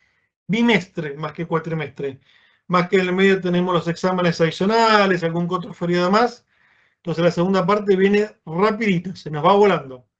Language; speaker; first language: Spanish; native; Spanish